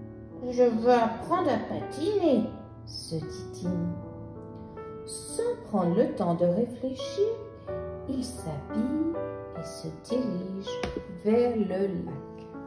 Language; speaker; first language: French; native; French